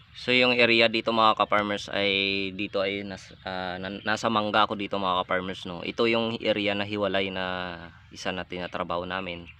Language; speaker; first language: Filipino; non-native, local second language; Hiligaynon